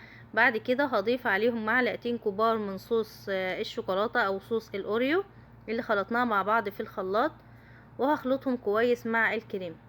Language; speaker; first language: Arabic; native; Arabic